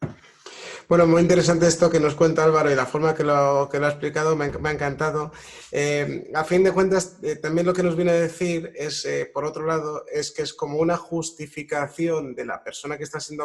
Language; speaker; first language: Spanish; native; Spanish